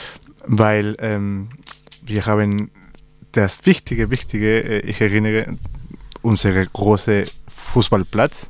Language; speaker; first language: German; non-native, learner; Spanish